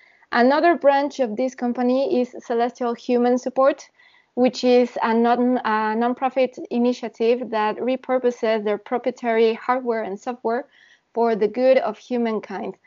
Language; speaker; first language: English; non-native, fluent; Spanish